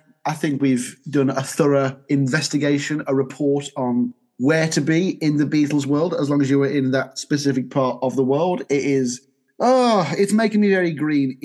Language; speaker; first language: English; native; English